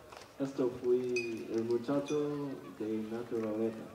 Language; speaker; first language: Spanish; non-native, learner; English